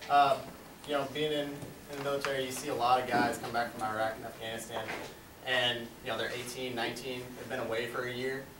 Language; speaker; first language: English; native; English